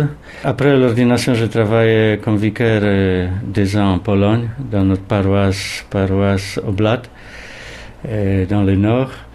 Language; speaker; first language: French; non-native, fluent; Polish